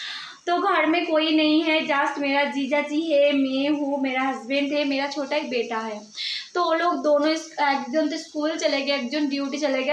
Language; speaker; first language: Hindi; non-native, local second language; Bangla